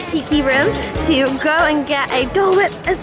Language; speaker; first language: English; native; English